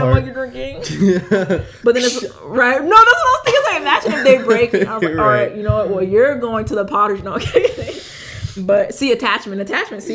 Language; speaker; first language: English; native; English